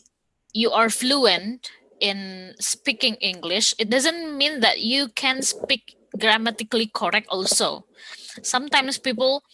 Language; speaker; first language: English; non-native, fluent; Indonesian